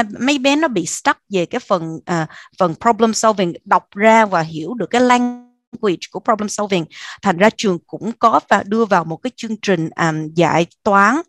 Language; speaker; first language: Vietnamese; early bilingual, heritage; Vietnamese